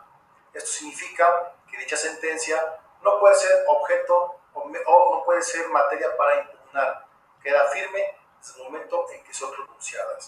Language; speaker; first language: Spanish; native; Spanish